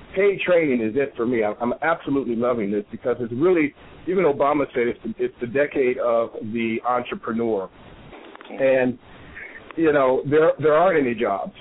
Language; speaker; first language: English; native; English